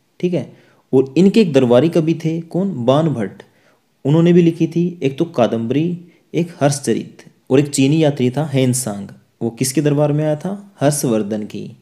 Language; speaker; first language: Hindi; native; Hindi